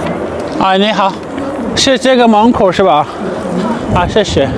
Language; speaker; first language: Chinese; non-native, fluent; English